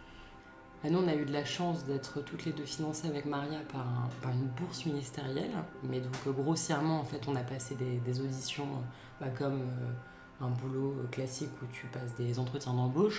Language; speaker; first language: French; native; French